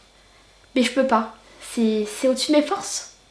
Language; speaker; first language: French; native; French